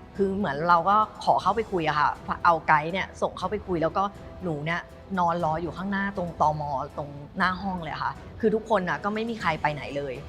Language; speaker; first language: Thai; native; Thai